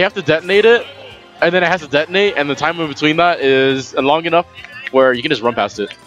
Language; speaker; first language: English; native; English